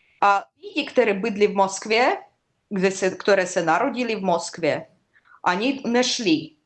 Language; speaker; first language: Czech; non-native, learner; Russian